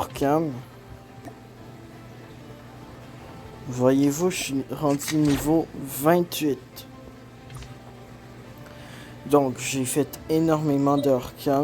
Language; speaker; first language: French; native; French